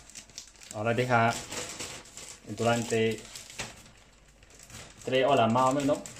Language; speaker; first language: Spanish; non-native, learner; Chinese